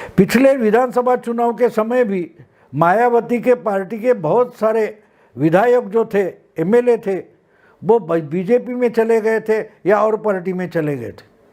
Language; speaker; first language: Hindi; non-native, local second language; Marathi